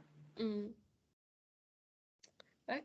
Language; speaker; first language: English; non-native, fluent; Spanish